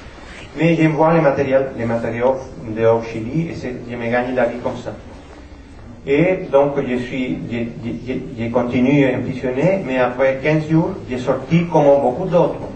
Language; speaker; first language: French; non-native, fluent; Spanish